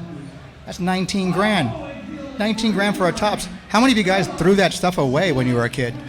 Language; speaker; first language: English; native; English